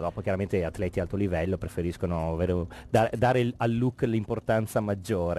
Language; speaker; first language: Italian; native; Italian